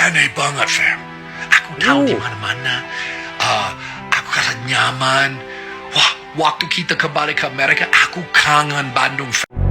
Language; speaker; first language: Indonesian; non-native, learner; English